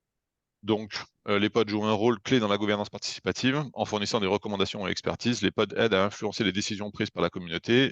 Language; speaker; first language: French; native; French